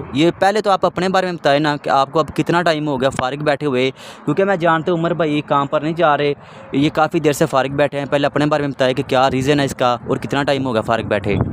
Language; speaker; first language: Urdu; non-native, local second language; Punjabi